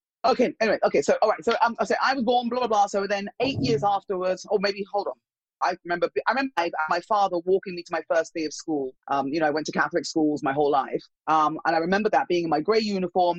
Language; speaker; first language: English; native; English